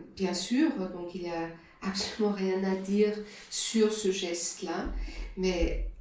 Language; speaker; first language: French; non-native, fluent; German